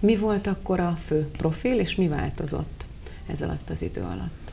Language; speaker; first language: Hungarian; native; Hungarian